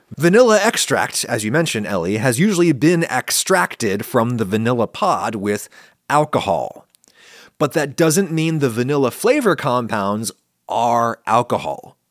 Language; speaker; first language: English; native; English